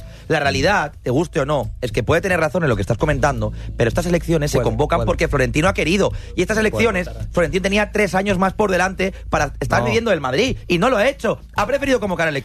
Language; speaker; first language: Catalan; native; Catalan